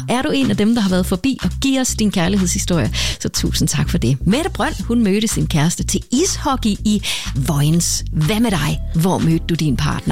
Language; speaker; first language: Danish; native; Danish